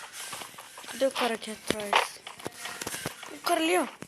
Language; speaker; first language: Portuguese; native; Portuguese